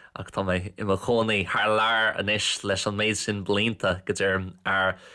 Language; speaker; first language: Irish; non-native, local second language; English